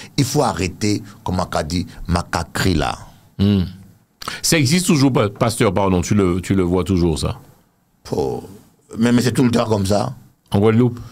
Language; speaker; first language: French; native; French